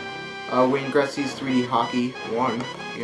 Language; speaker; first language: English; native; English